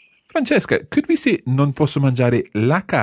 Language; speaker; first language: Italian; non-native, fluent; English